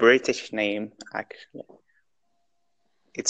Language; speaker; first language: English; non-native, learner; Arabic